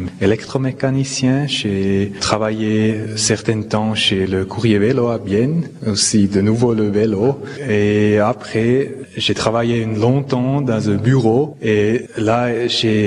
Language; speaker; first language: French; non-native, local second language; Swiss German